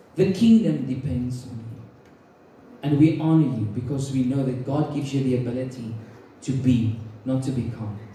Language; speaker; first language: English; non-native, local second language; Afrikaans